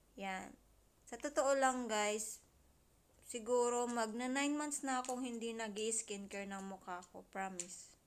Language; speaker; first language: Filipino; native; Filipino